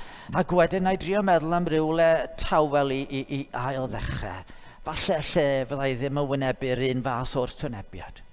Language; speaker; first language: Welsh; native; Welsh